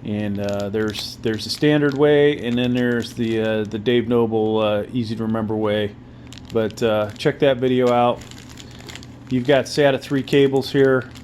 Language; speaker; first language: English; native; English